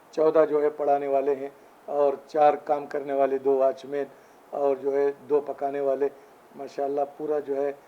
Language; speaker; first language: Urdu; native; Urdu